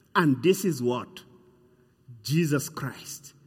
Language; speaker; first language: English; non-native, fluent; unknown